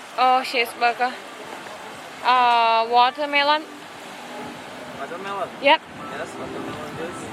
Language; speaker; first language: English; non-native, learner; Thai